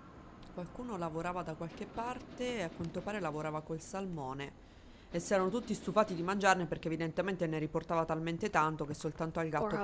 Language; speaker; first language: Italian; native; Italian